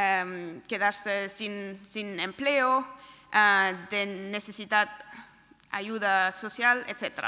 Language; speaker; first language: Spanish; non-native, fluent; German